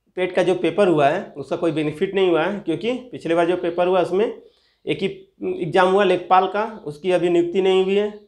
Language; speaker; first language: Hindi; native; Hindi